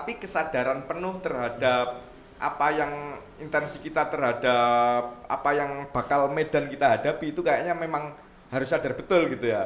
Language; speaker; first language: Indonesian; non-native, local second language; Javanese